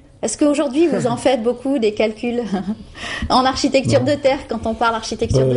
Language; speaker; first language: French; native; French